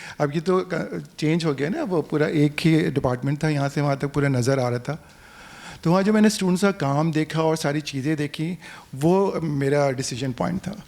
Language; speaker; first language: Urdu; native; Urdu